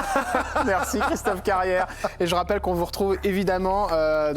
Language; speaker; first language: French; native; French